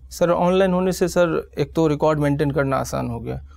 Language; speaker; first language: Hindi; native; Hindi